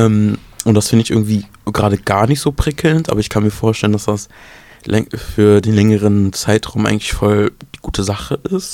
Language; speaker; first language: German; native; German